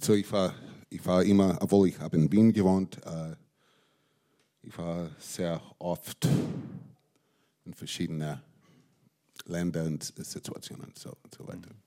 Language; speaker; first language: German; non-native, fluent; English